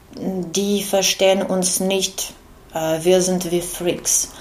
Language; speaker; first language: German; non-native, fluent; Ukrainian